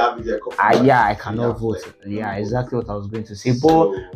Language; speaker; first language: English; non-native, local second language; Yoruba